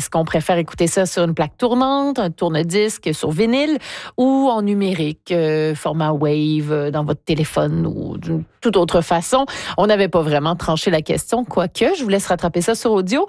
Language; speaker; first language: French; native; French